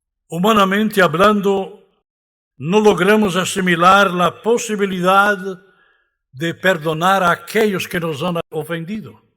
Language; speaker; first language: Spanish; non-native, fluent; Portuguese